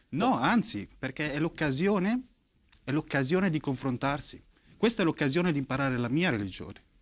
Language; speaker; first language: Italian; early bilingual, other home language; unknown